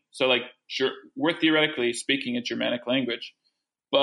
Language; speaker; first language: English; early bilingual, other home language; French